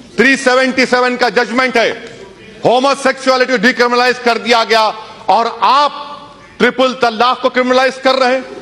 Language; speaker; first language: Urdu; native; Urdu